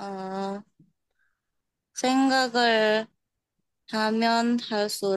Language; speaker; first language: Korean; non-native, learner; Indonesian